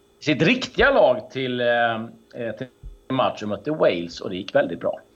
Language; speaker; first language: Swedish; native; Swedish